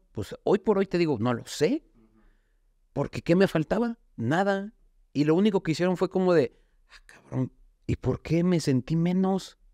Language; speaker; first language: Spanish; native; Spanish